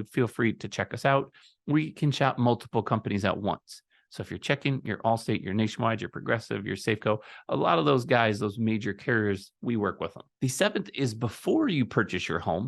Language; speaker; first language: English; native; English